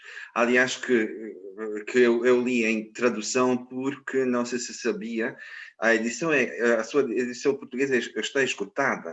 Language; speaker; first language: Portuguese; non-native, fluent; Croatian